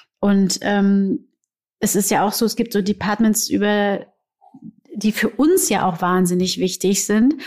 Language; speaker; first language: German; native; German